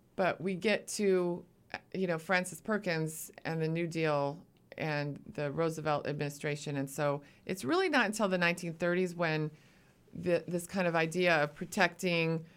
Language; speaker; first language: English; native; English